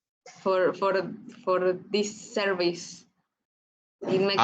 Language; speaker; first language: English; non-native, learner; Spanish